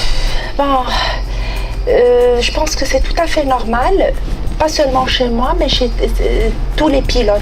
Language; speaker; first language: French; non-native, local second language; Arabic